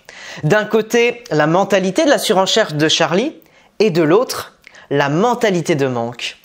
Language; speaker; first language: French; native; French